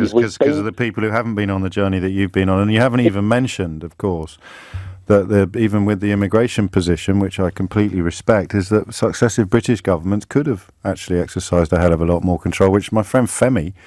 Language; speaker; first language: English; native; English